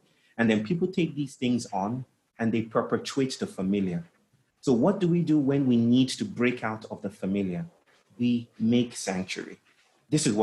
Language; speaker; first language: English; non-native, local second language; Yoruba